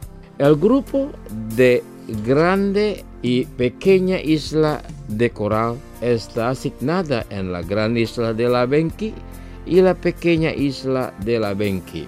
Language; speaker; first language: Spanish; non-native, fluent; Indonesian